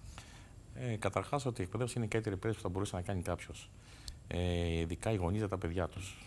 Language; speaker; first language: Greek; native; Greek